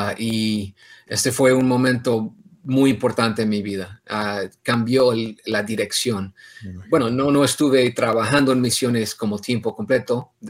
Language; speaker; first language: Spanish; non-native, fluent; English